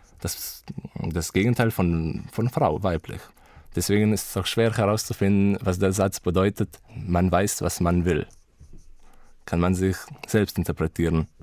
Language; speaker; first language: German; non-native, fluent; Slovenian